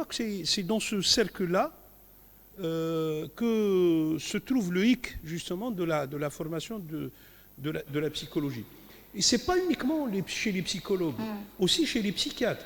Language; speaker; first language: French; non-native, local second language; Kabyle